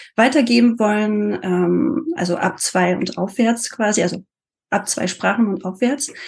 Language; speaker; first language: German; non-native, fluent; French